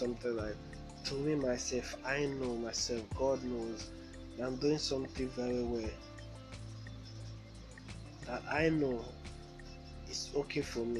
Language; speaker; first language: English; non-native, local second language; Bini